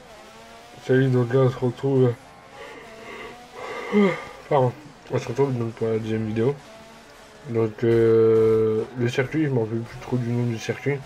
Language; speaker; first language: French; native; French